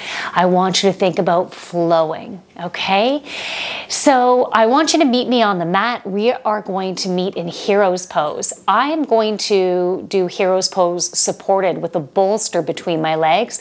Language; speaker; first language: English; native; English